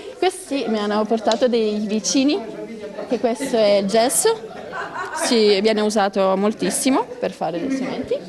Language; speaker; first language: Italian; non-native, fluent; Ukrainian